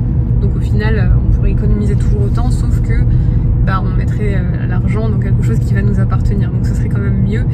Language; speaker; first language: French; native; French